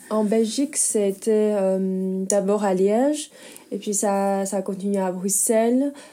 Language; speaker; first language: French; non-native, fluent; Chinese